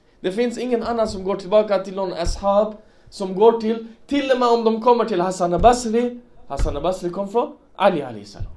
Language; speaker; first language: Swedish; early bilingual, other home language; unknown